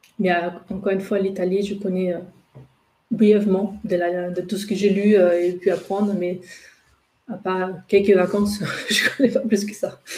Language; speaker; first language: French; non-native, fluent; German